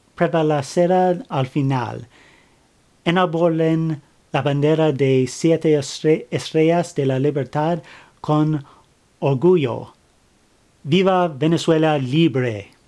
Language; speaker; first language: Spanish; non-native, learner; English